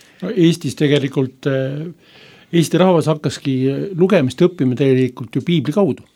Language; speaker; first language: Estonian; native; Estonian